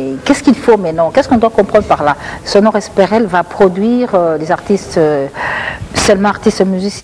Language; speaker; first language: French; non-native, local second language; Lingala